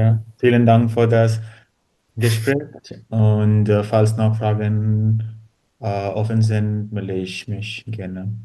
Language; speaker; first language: German; non-native, learner; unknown